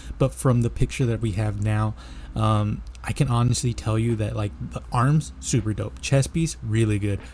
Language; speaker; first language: English; native; English